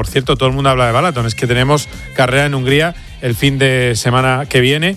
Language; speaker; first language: Spanish; native; Spanish